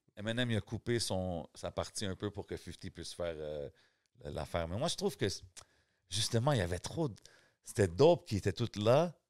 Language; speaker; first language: French; native; French